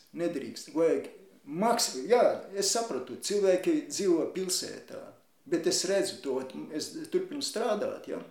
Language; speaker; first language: Latvian; non-native, local second language; Russian